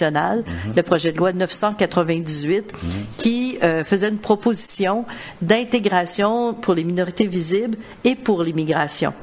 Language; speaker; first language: French; native; French